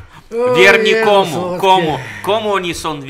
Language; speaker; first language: Polish; non-native, fluent; Russian